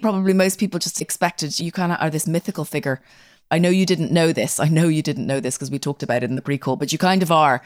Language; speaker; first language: English; native; English